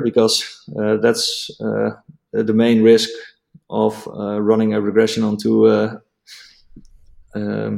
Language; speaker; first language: English; non-native, fluent; Dutch